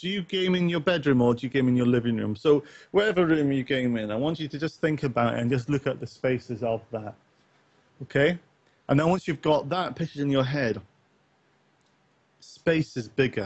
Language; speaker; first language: English; native; English